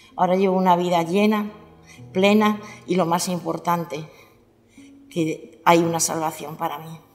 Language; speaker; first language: Spanish; native; Spanish